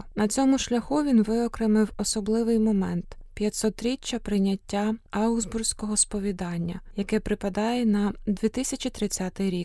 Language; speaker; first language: Ukrainian; native; Ukrainian